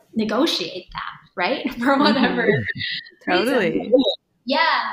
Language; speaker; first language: English; early bilingual, other home language; Japanese